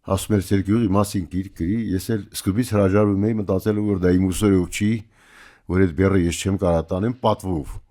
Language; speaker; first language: Armenian; native; Armenian